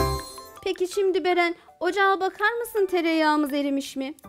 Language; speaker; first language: Turkish; native; Turkish